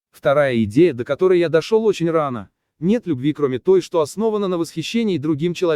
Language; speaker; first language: Russian; native; Russian